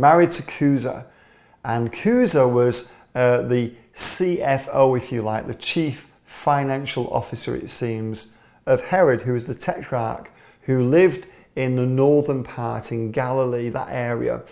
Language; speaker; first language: English; native; English